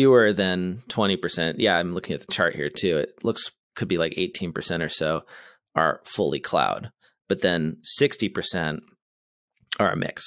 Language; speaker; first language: English; native; English